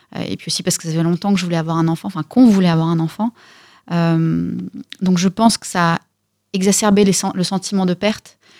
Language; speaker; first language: French; early bilingual, other home language; Russian